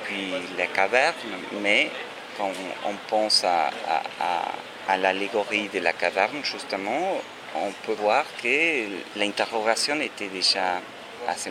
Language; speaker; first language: French; non-native, fluent; Spanish